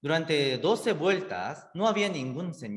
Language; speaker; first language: Spanish; native; Spanish